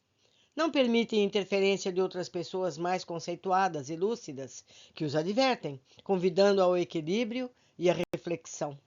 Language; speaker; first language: Portuguese; native; Portuguese